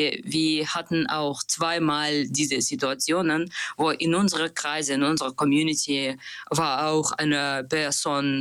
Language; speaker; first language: German; non-native, learner; Russian